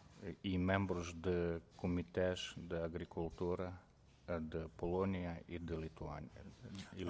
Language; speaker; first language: Portuguese; non-native, fluent; Ukrainian